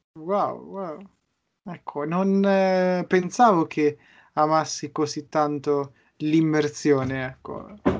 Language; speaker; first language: Italian; native; Italian